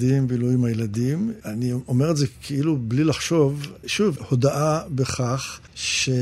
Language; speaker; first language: Hebrew; early bilingual, other home language; English